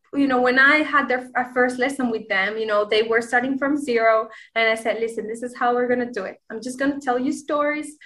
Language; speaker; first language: English; non-native, fluent; Spanish